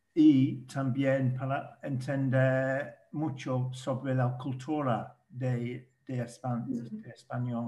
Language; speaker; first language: Spanish; non-native, learner; English